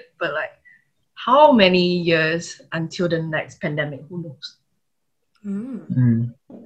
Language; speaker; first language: English; non-native, local second language; Chinese